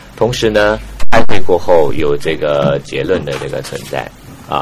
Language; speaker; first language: Chinese; native; Chinese